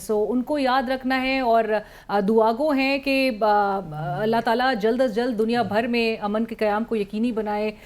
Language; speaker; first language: Urdu; native; Urdu